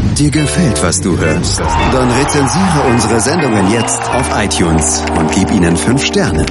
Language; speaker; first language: German; native; German